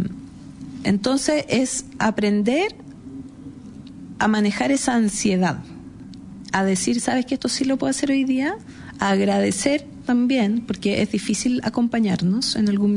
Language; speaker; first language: Spanish; native; Spanish